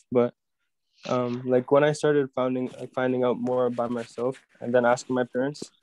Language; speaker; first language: English; native; English